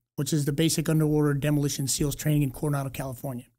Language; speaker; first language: English; native; English